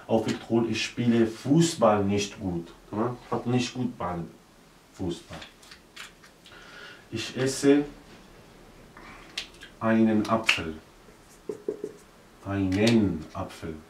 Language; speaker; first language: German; non-native, learner; Arabic